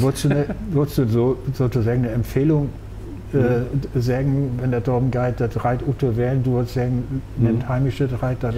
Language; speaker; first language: German; native; German